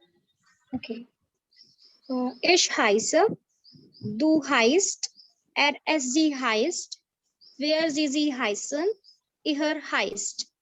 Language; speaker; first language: German; non-native, learner; Hindi